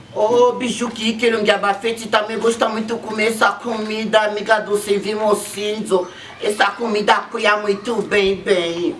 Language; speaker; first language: Portuguese; non-native, learner; Lingala